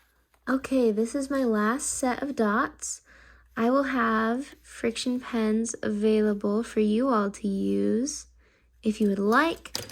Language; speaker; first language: English; native; English